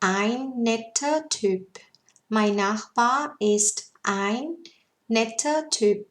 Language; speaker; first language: German; non-native, learner; Thai